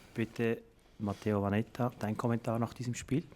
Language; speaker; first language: German; native; German